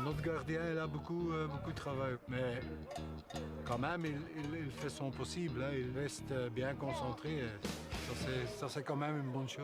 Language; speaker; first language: French; non-native, local second language; Dutch